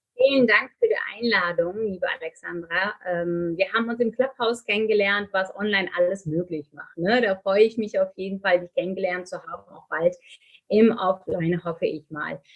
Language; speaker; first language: German; non-native, fluent; Turkish